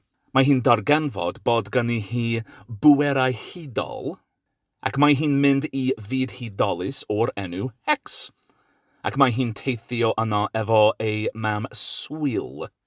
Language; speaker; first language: Welsh; non-native, learner; English